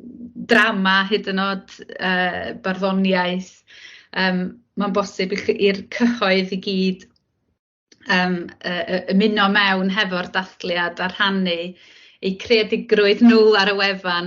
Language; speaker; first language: Welsh; native; Welsh